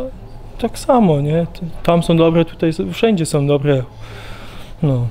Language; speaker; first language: Polish; early bilingual, heritage; Polish